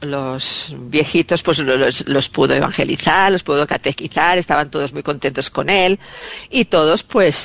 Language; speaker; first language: Spanish; native; Spanish